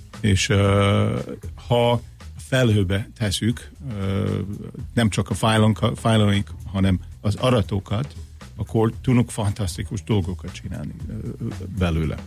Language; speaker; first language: Hungarian; non-native, fluent; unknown